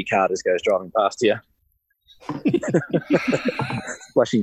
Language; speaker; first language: English; native; English